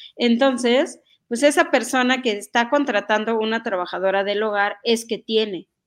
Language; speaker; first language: Spanish; non-native, local second language; Mixtepec Mixtec